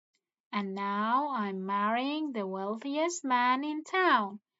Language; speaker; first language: English; non-native, fluent; Persian